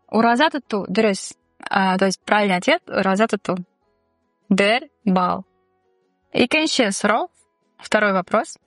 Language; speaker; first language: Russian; non-native, local second language; Tatar